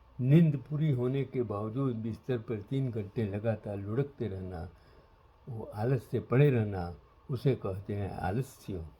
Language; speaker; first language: Hindi; non-native, local second language; Gujarati